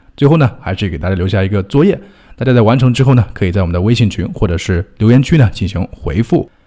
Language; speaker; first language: Chinese; native; Chinese